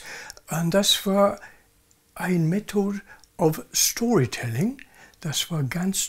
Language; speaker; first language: German; non-native, learner; English